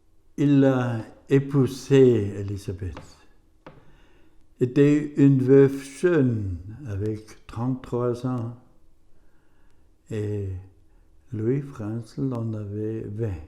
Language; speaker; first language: French; non-native, learner; German